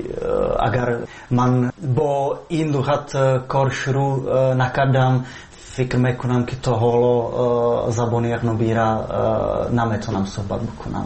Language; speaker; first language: Persian; non-native, fluent; Czech